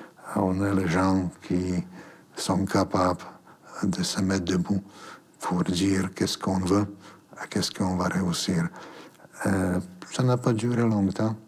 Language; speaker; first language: French; non-native, fluent; Slovak